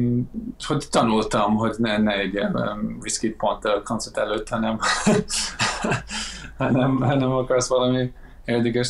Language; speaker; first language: Hungarian; non-native, fluent; English